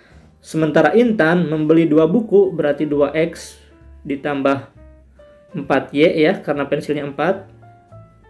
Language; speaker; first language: Indonesian; native; Indonesian